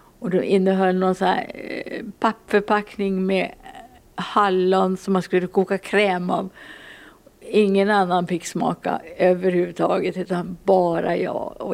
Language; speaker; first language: Swedish; early bilingual, other home language; Finnish